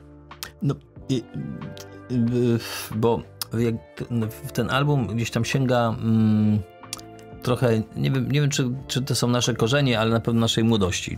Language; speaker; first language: Polish; native; Polish